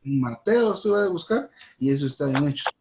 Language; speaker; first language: Spanish; native; Spanish